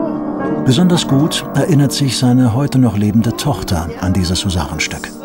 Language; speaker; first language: German; native; German